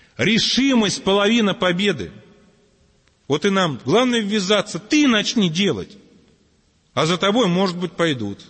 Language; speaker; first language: Russian; native; Russian